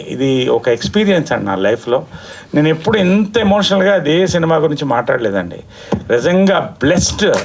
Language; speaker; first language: Telugu; native; Telugu